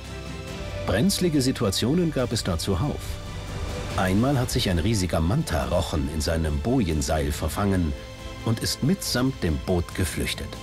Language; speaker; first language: German; native; German